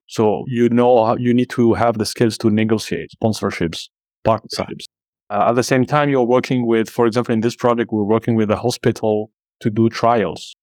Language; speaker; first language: English; non-native, fluent; Arabic